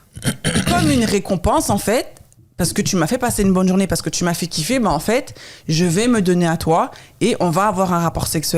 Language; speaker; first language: French; native; French